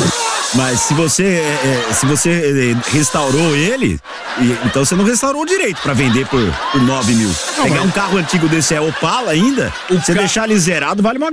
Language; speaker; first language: Portuguese; native; Portuguese